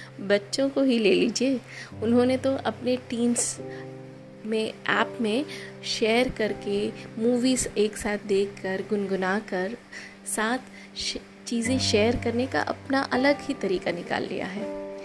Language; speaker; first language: Hindi; native; Hindi